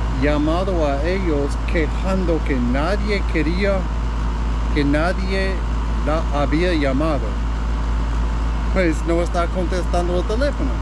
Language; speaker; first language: Spanish; non-native, fluent; English